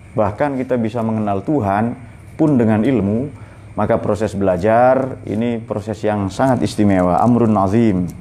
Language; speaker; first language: Indonesian; non-native, local second language; Madurese